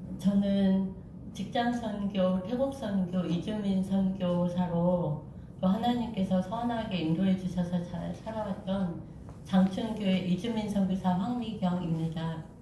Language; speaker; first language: Korean; native; Korean